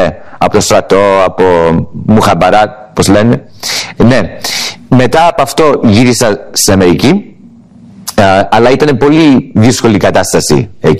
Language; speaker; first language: Greek; early bilingual, heritage; Greek